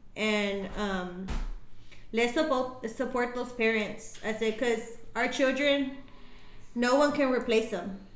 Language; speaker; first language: English; early bilingual, other home language; Spanish